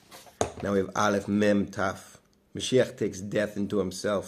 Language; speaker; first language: English; native; English